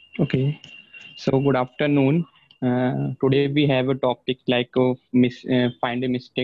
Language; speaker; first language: English; non-native, learner; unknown